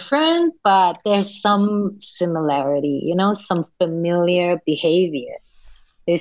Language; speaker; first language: English; non-native, local second language; Cantonese